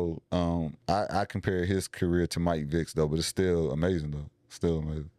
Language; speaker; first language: English; native; English